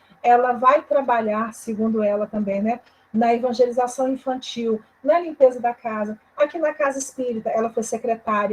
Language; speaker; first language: Portuguese; native; Portuguese